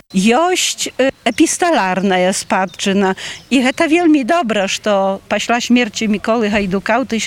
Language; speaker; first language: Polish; non-native, local second language; Belarusian